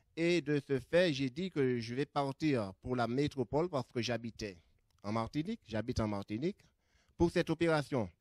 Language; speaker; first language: French; native; French